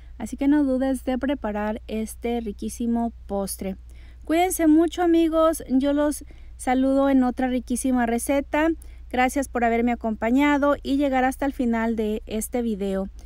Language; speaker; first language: Spanish; native; Spanish